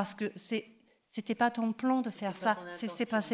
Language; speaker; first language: French; non-native, fluent; German